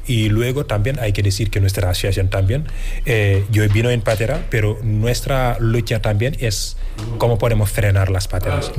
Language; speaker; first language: Spanish; non-native, fluent; Wolof